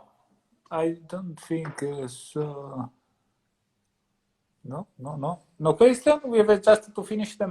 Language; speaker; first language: English; non-native, learner; Italian